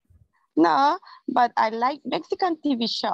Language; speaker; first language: English; non-native, learner; Spanish